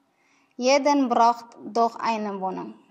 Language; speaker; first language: German; non-native, learner; Tigrinya